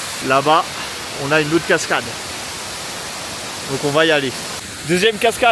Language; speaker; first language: French; native; French